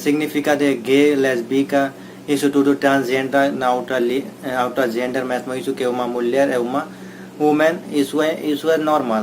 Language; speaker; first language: Portuguese; non-native, learner; Hindi